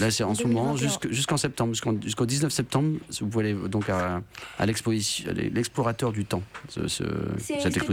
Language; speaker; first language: French; native; French